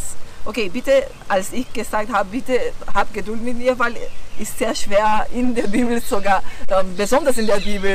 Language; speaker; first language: German; non-native, learner; Portuguese